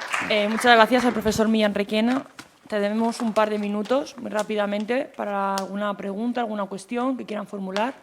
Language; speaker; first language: Spanish; native; Spanish